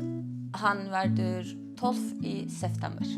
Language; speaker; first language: Icelandic; non-native, fluent; Turkish